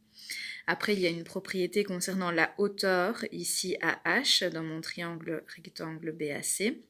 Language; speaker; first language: French; native; French